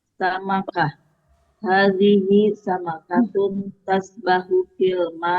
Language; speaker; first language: Arabic; non-native, learner; Indonesian